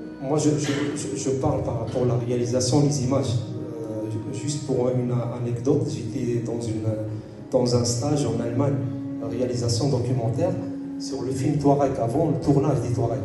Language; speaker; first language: French; non-native, local second language; Arabic